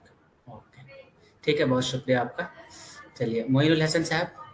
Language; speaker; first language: Hindi; native; Hindi